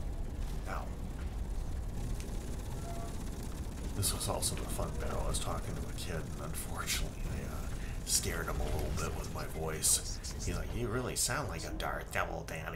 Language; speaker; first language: English; native; English